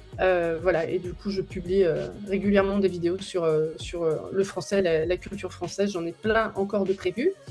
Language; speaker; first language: French; native; French